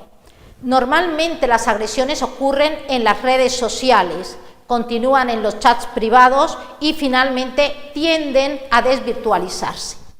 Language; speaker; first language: Spanish; native; Spanish